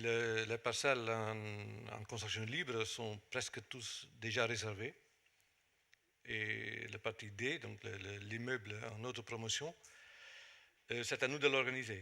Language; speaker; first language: French; non-native, fluent; Dutch